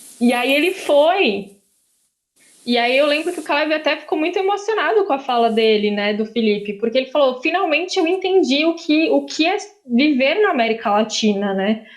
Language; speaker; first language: Portuguese; native; Portuguese